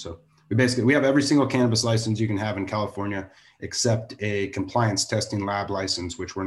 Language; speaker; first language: English; native; English